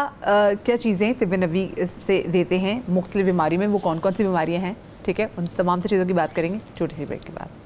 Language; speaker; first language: Urdu; native; Urdu